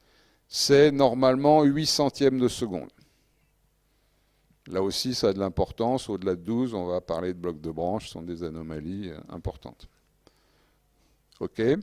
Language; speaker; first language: French; native; French